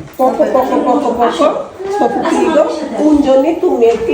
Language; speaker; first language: Italian; non-native, learner; Bangla